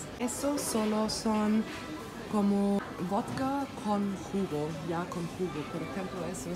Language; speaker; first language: Spanish; non-native, learner; German